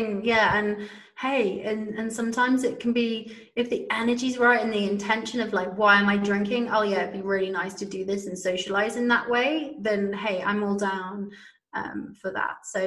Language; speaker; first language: English; native; English